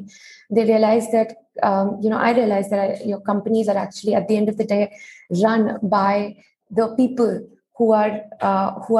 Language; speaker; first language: English; non-native, local second language; Hindi